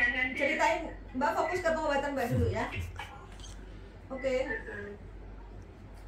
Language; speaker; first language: Indonesian; native; Indonesian